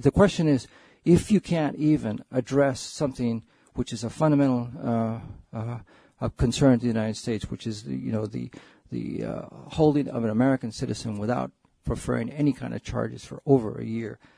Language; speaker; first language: English; native; English